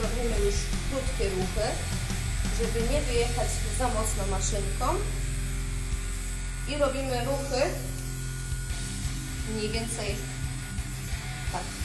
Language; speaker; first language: Polish; native; Polish